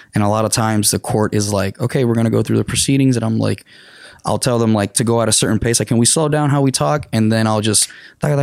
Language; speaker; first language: English; non-native, fluent; Spanish